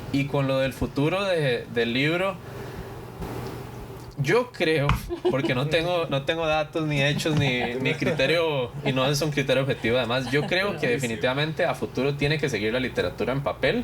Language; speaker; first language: Spanish; native; Spanish